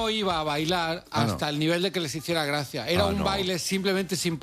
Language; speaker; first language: Spanish; native; Spanish